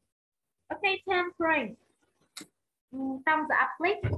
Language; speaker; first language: English; non-native, learner; Vietnamese